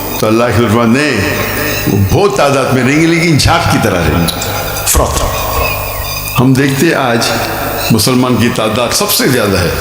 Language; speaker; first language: Urdu; non-native, local second language; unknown